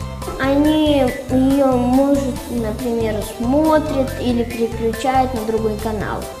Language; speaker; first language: Russian; native; Russian